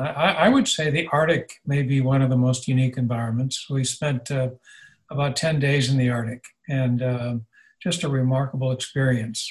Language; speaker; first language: English; native; English